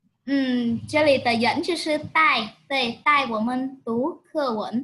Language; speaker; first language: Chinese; non-native, fluent; Vietnamese